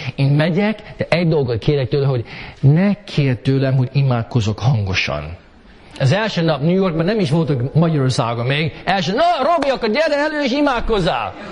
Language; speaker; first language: Hungarian; early bilingual, heritage; Hungarian